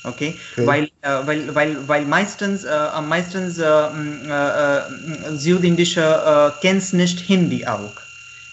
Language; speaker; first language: German; non-native, learner; Marathi